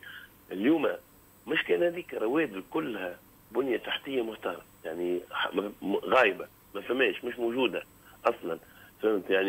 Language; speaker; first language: Arabic; native; Arabic